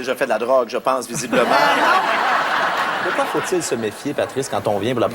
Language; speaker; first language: French; native; French